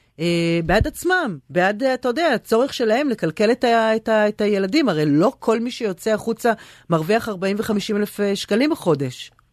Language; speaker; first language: Hebrew; native; Hebrew